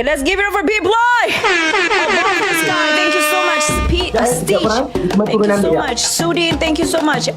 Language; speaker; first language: English; non-native, learner; Thai